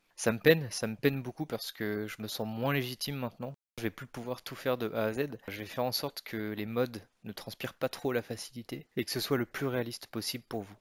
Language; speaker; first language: French; native; French